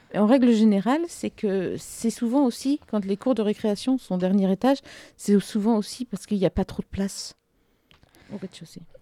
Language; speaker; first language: French; native; French